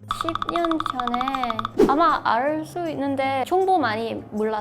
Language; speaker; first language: Korean; non-native, learner; English